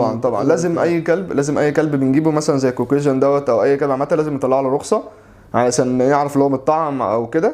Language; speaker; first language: Arabic; native; Arabic